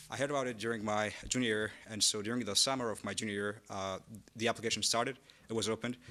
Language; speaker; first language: English; non-native, fluent; Amharic